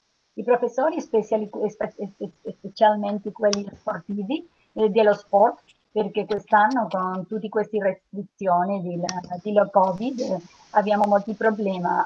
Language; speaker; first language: Italian; non-native, learner; Spanish